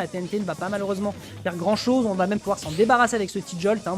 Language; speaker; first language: French; native; French